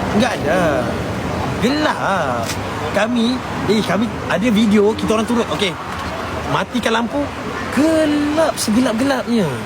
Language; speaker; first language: Malay; native; Malay